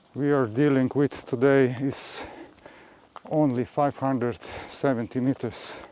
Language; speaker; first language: English; non-native, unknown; Slovenian